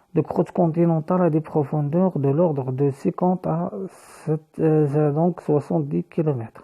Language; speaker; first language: French; non-native, local second language; Arabic